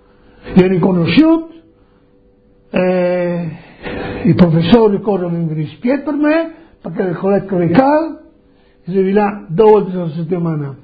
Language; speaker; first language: Italian; non-native, local second language; Friulian